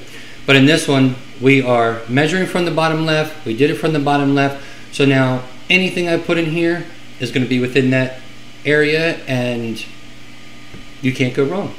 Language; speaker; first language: English; native; English